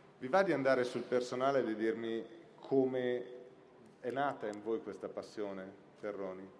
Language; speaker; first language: Italian; native; Italian